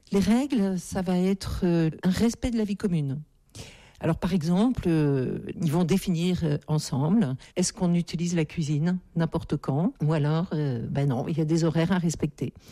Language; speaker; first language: French; native; French